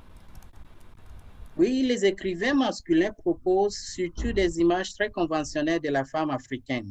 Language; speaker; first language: French; non-native, fluent; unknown